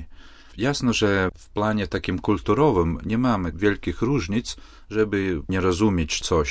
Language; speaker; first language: Polish; non-native, fluent; Latvian